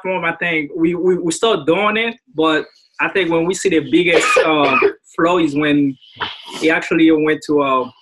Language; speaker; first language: English; native; English